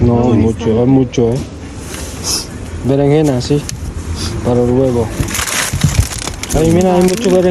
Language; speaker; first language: Spanish; non-native, learner; Filipino